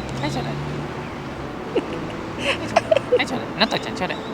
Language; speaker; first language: Thai; non-native, learner; Japanese